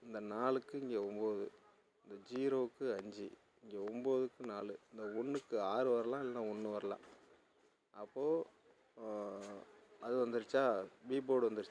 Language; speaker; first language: Tamil; native; Tamil